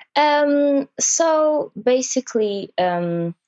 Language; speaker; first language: English; non-native, fluent; Polish